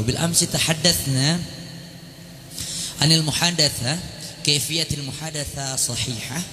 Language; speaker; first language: Arabic; non-native, fluent; Indonesian